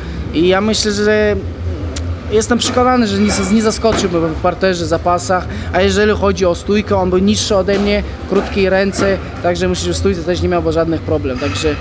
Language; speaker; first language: Polish; non-native, fluent; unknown